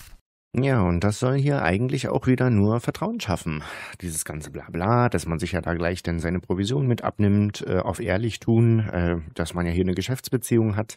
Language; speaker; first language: German; native; German